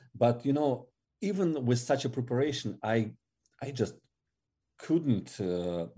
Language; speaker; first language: English; non-native, fluent; Russian